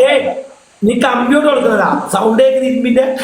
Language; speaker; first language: Malayalam; native; Malayalam